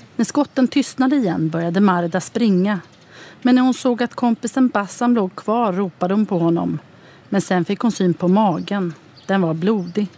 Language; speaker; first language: Swedish; native; Swedish